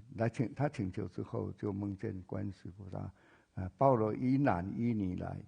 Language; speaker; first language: Chinese; native; Chinese